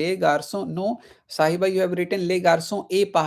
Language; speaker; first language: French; non-native, fluent; Hindi